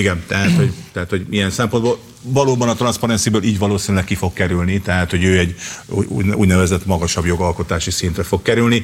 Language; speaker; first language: Hungarian; native; Hungarian